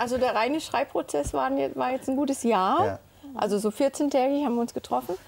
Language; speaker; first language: German; native; German